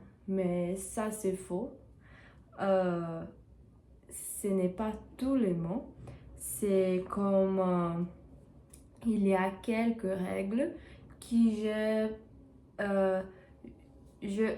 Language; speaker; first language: French; non-native, learner; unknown